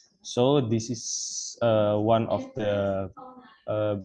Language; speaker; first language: English; non-native, local second language; Indonesian